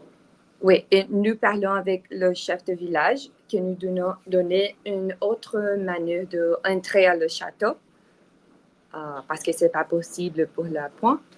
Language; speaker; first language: French; non-native, learner; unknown